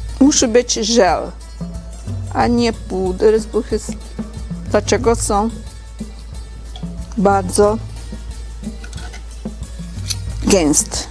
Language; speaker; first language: Polish; non-native, learner; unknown